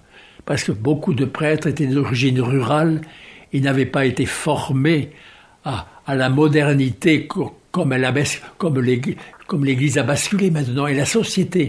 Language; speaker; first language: French; native; French